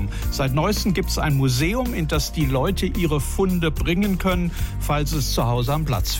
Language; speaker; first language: German; native; German